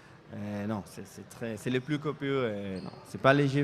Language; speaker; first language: French; non-native, fluent; Spanish